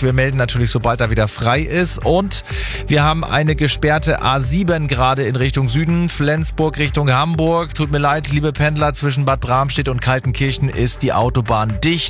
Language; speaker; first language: German; native; German